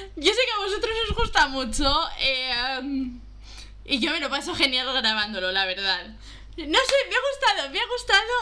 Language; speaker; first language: Spanish; native; Spanish